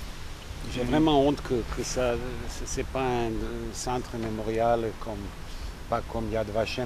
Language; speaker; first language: French; non-native, fluent; Serbian